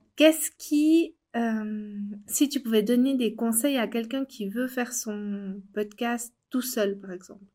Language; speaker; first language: French; native; French